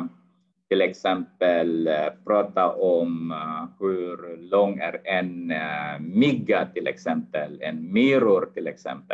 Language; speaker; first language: Swedish; non-native, fluent; Arabic